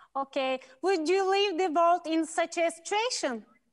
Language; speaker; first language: English; non-native, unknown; Turkish